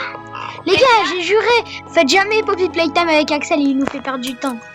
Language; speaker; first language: French; native; French